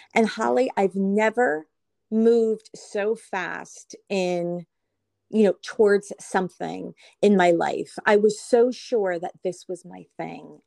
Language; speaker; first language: English; native; English